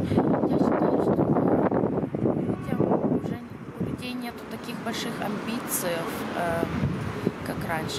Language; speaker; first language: Russian; early bilingual, heritage; Russian